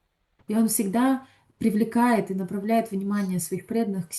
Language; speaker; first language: Russian; native; Russian